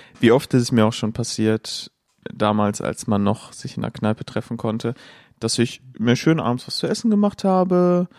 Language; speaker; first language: German; native; German